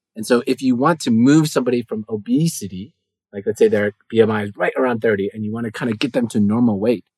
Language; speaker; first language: English; native; English